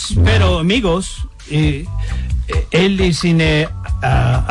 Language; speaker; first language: Spanish; non-native, learner; English